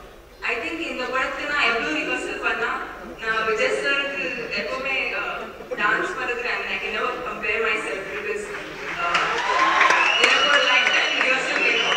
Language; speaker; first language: Tamil; non-native, learner; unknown